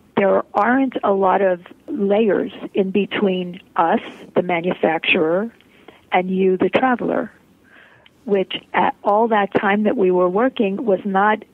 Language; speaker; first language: English; early bilingual, heritage; Polish